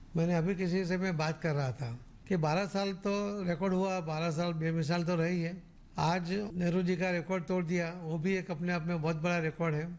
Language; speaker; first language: Hindi; non-native, local second language; Marathi